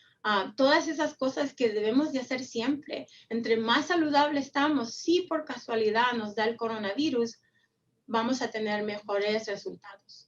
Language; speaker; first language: Spanish; early bilingual, heritage; Spanish